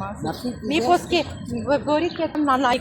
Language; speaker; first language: Greek; non-native, learner; Armenian